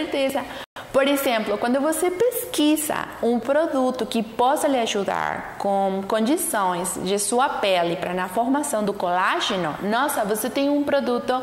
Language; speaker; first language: Portuguese; non-native, learner; Spanish